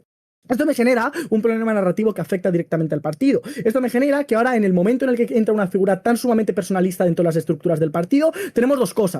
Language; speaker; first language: Spanish; native; Spanish